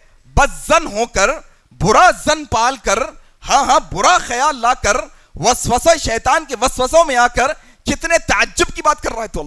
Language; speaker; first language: Urdu; native; Urdu